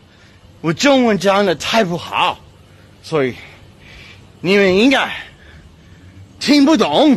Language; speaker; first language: Chinese; non-native, learner; English